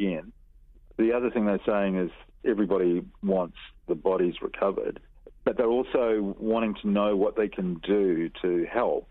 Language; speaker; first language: English; native; English